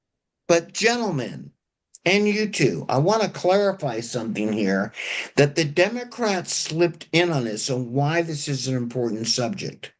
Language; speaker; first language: English; native; English